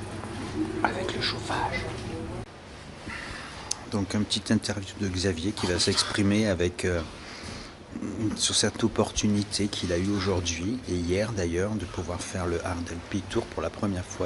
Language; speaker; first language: French; native; French